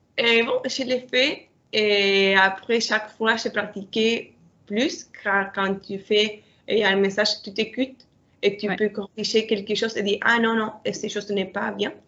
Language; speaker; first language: French; non-native, learner; Spanish